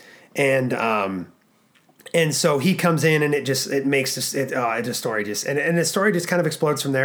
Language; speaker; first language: English; native; English